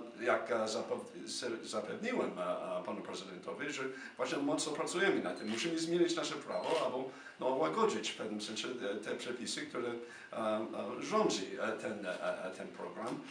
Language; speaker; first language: Polish; non-native, fluent; English